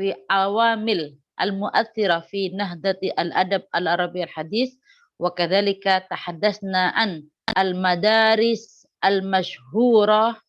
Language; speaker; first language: Arabic; non-native, learner; Indonesian